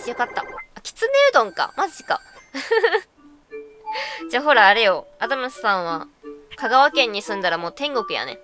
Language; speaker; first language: Japanese; native; Japanese